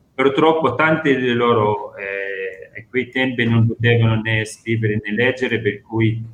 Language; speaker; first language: Italian; non-native, fluent; Arabic